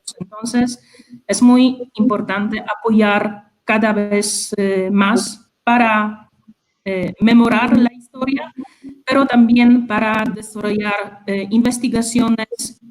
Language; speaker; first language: Spanish; non-native, fluent; Polish